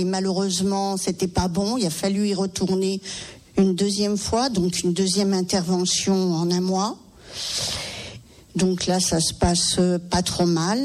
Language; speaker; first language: French; native; French